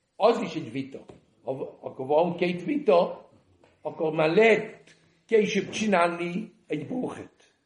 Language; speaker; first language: Hungarian; early bilingual, heritage; Hungarian